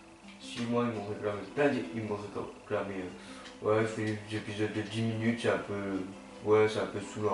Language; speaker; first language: French; native; French